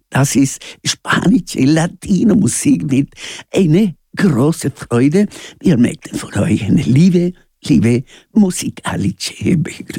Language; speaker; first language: German; non-native, learner; Spanish